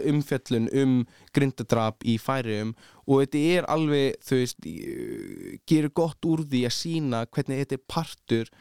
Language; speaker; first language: Icelandic; early bilingual, heritage; Icelandic